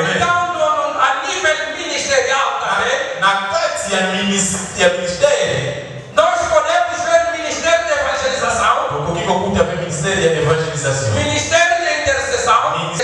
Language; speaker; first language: Portuguese; non-native, fluent; Lingala